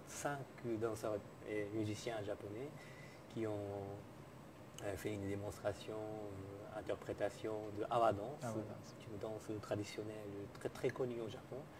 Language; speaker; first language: French; non-native, fluent; Japanese